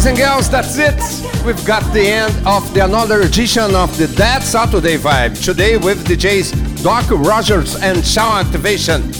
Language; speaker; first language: English; non-native, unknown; Portuguese